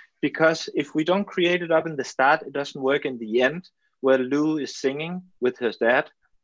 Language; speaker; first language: English; non-native, fluent; Danish